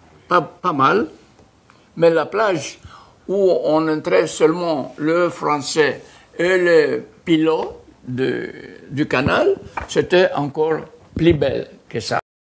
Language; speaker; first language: French; non-native, fluent; Greek